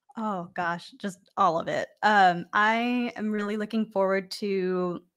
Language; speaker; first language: English; native; English